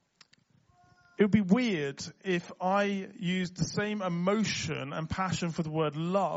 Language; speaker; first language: English; native; English